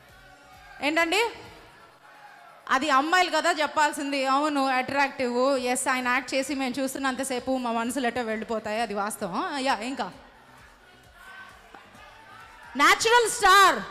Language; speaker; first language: Telugu; native; Telugu